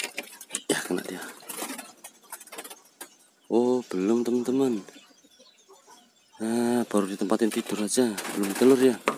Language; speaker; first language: Malay; native; Malay